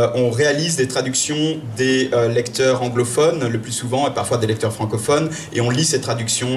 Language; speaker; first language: French; native; French